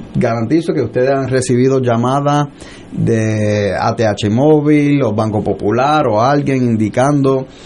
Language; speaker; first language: Spanish; early bilingual, heritage; Spanish